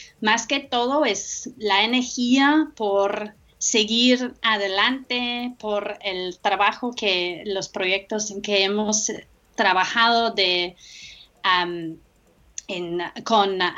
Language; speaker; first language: Spanish; non-native, fluent; English